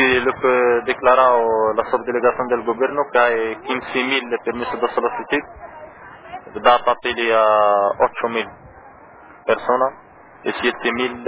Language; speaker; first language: Spanish; non-native, learner; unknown